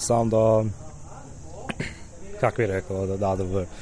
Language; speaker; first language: Slovenian; early bilingual, heritage; Slovenian